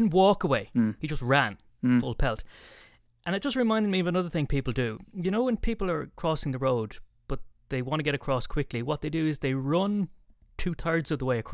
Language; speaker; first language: English; native; English